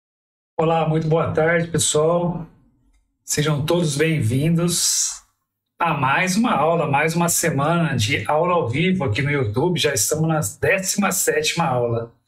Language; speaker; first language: Portuguese; native; Portuguese